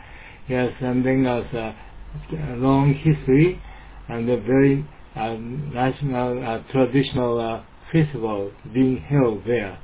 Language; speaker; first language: English; non-native, learner; Japanese